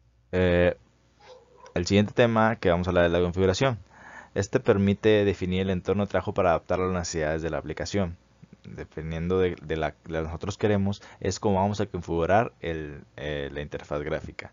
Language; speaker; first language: Spanish; native; Spanish